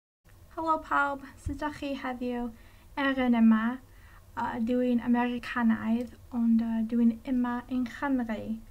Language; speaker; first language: Welsh; non-native, learner; English